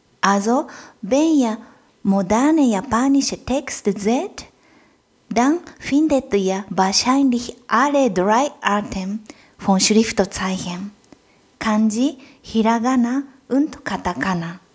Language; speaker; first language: German; non-native, fluent; Japanese